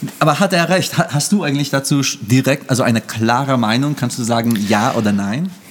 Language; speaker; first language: German; non-native, fluent; English